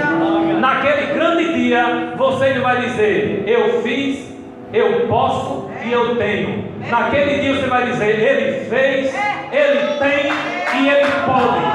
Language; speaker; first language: Portuguese; native; Portuguese